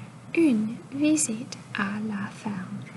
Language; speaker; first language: French; non-native, local second language; English